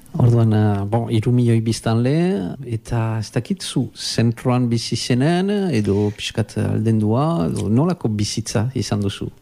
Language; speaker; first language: Basque; native; Basque